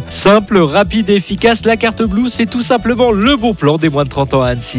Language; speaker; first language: French; native; French